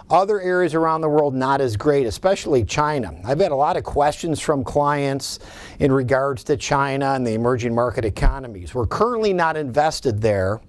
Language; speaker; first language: English; native; English